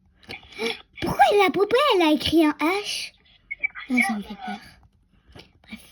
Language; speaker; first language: French; native; French